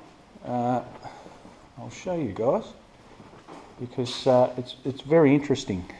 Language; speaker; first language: English; native; English